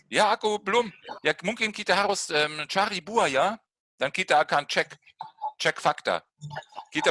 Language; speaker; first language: Indonesian; non-native, fluent; German